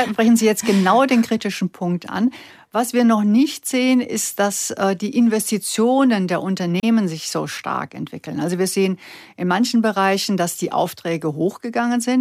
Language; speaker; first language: German; native; German